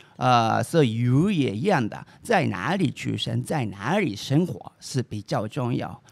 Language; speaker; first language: Chinese; non-native, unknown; Japanese